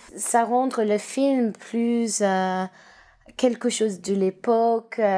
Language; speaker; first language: French; non-native, learner; English